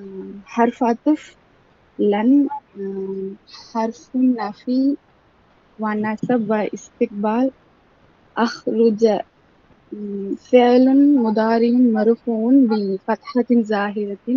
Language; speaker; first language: Arabic; non-native, learner; Tamil